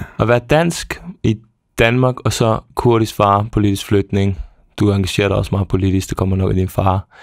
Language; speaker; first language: Danish; early bilingual, other home language; Serbian